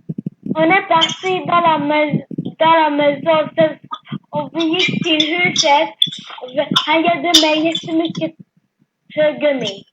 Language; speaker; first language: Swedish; early bilingual, other home language; French